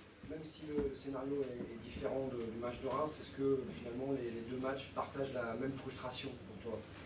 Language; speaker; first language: French; native; French